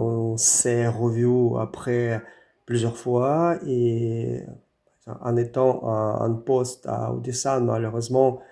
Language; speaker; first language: French; non-native, fluent; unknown